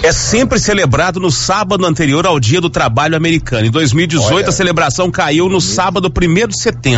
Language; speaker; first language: Portuguese; native; Portuguese